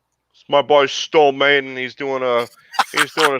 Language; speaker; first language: English; native; English